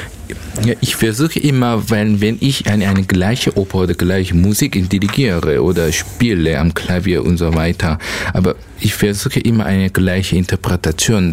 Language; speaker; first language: German; non-native, learner; Korean